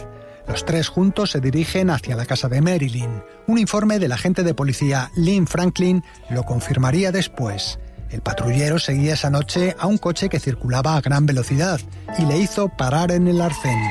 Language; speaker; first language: Spanish; native; Spanish